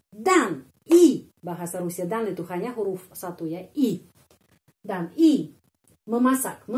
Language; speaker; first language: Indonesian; non-native, fluent; Russian